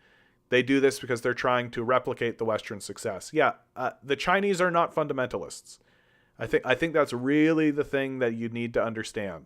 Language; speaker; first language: English; native; English